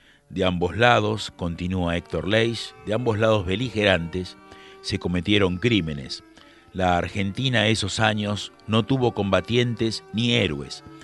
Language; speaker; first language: Spanish; native; Spanish